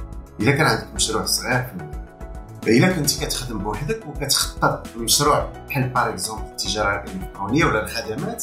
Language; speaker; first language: Arabic; native; Arabic